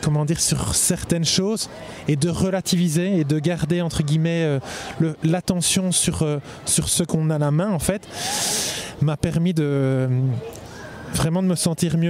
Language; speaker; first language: French; native; French